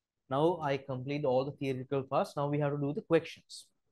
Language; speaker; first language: English; non-native, local second language; Sinhala